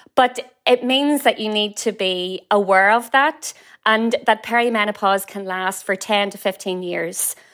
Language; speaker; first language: English; native; English